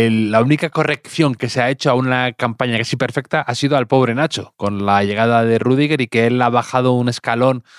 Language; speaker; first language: Spanish; native; Spanish